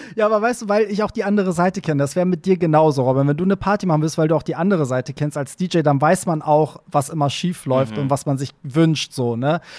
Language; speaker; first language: German; native; German